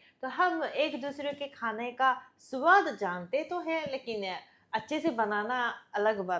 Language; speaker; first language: Hindi; non-native, fluent; Japanese